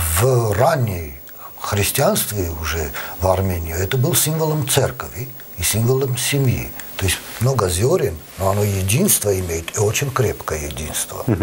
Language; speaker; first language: Russian; non-native, local second language; Armenian